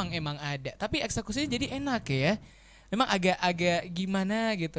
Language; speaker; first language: Indonesian; native; Indonesian